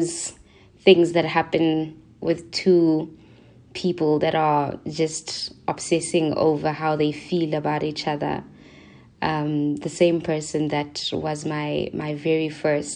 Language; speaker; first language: English; non-native, local second language; Zulu